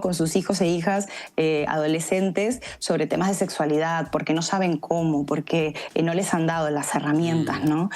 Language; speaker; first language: Spanish; native; Spanish